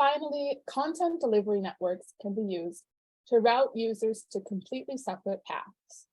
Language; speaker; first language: English; native; English